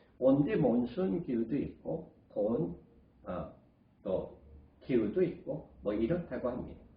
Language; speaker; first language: Korean; native; Korean